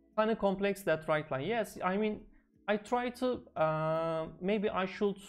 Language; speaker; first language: English; non-native, fluent; Turkish